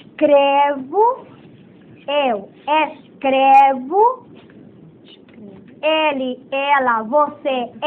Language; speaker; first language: Portuguese; non-native, fluent; Spanish